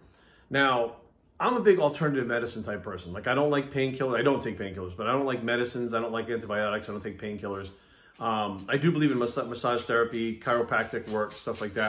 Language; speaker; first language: English; native; English